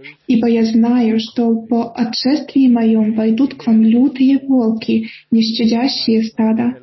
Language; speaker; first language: Russian; non-native, fluent; German